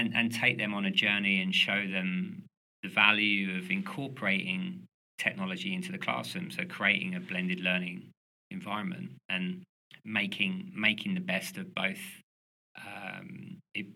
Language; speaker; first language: English; native; English